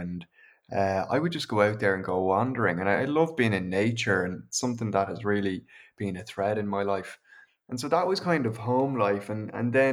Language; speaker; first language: English; native; English